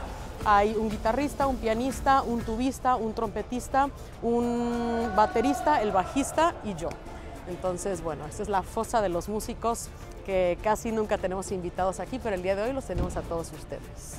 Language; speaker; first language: Spanish; native; Spanish